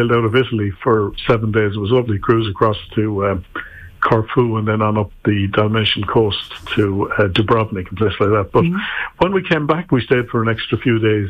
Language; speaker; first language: English; native; English